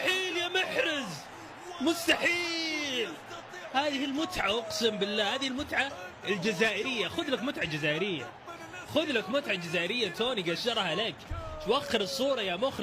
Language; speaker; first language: Arabic; native; Arabic